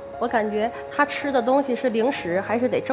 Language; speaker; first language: Chinese; native; Chinese